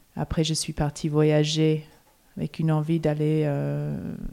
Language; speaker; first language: French; non-native, fluent; English